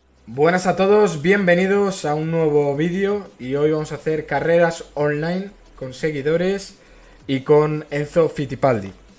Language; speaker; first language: Spanish; native; Spanish